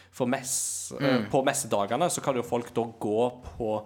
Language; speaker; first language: Norwegian; native; Norwegian